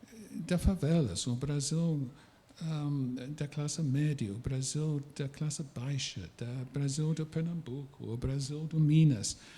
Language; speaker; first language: Portuguese; non-native, fluent; English